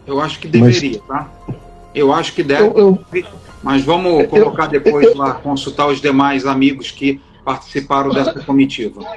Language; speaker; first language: Portuguese; native; Portuguese